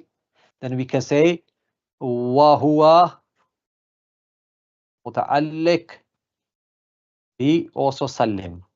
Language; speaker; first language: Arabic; non-native, fluent; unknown